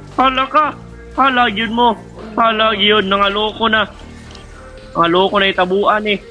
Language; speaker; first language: Filipino; non-native, local second language; Cebuano